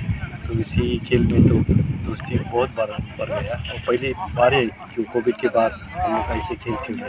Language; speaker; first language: Hindi; non-native, fluent; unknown